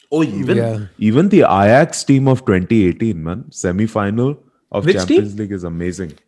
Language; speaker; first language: English; non-native, local second language; Hindi